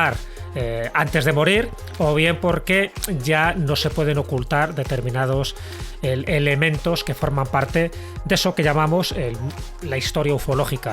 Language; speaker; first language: Spanish; native; Spanish